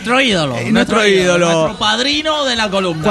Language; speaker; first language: Spanish; native; Spanish